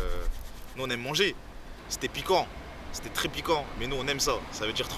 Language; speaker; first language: French; native; French